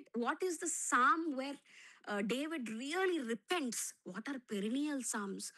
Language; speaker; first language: English; non-native, local second language; Telugu